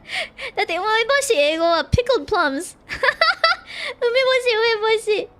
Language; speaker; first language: Japanese; non-native, learner; Filipino